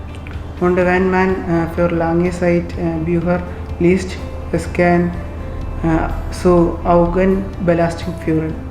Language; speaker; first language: German; non-native, learner; Malayalam